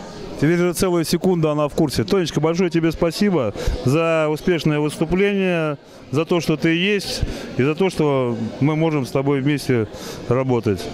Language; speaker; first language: Russian; native; Russian